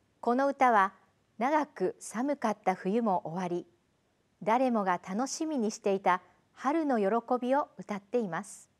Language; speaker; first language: Japanese; native; Japanese